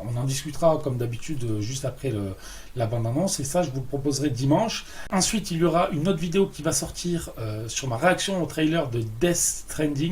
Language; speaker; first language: French; native; French